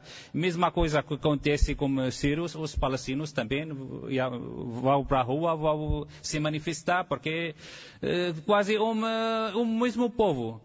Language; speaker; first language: Portuguese; non-native, fluent; Arabic